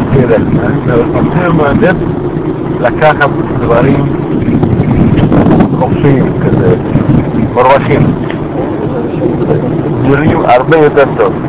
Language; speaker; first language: Hebrew; non-native, fluent; Russian